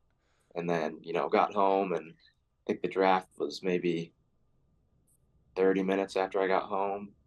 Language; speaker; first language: English; native; English